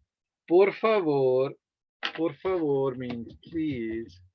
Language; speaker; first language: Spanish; non-native, fluent; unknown